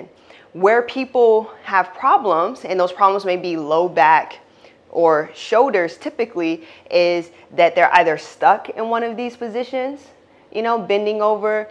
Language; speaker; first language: English; native; English